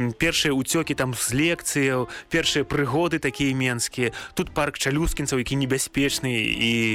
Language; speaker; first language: Belarusian; native; Belarusian